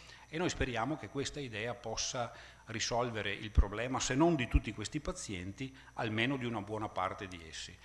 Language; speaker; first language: Italian; native; Italian